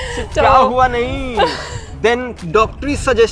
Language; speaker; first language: Hindi; native; Hindi